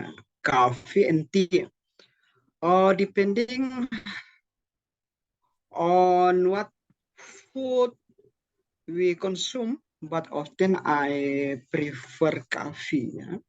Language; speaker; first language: English; non-native, learner; Indonesian